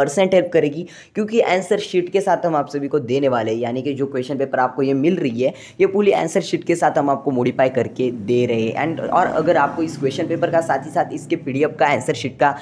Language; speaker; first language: Hindi; non-native, local second language; Marathi